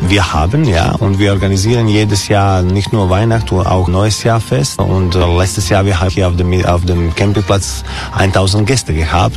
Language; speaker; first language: German; non-native, learner; Croatian